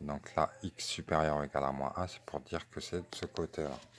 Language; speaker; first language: French; native; French